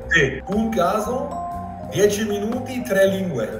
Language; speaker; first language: Italian; non-native, local second language; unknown